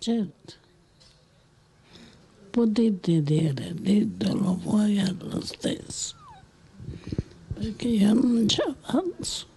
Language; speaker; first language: Italian; non-native, local second language; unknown